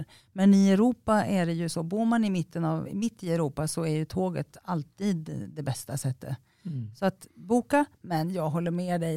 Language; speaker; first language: Swedish; native; Swedish